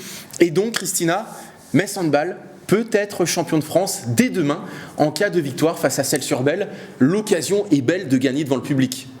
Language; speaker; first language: French; native; French